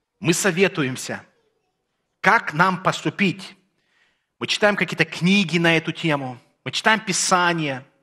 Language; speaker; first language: Russian; early bilingual, heritage; Russian